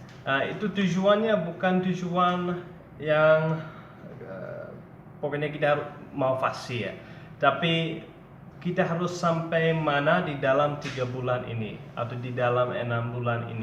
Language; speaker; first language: Indonesian; non-native, fluent; English